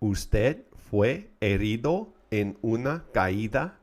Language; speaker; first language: Spanish; non-native, fluent; English